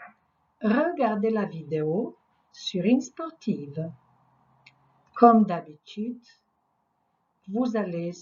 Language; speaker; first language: French; non-native, fluent; Croatian